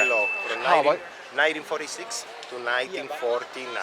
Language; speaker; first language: English; non-native, learner; Spanish